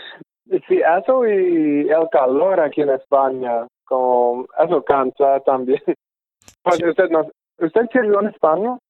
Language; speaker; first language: Spanish; non-native, fluent; English